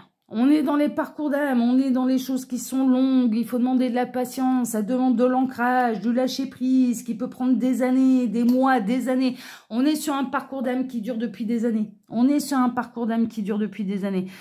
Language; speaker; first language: French; native; French